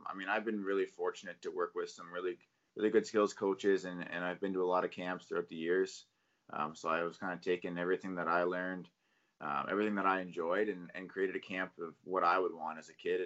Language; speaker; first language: English; native; English